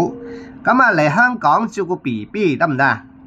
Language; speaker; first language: Cantonese; native; Cantonese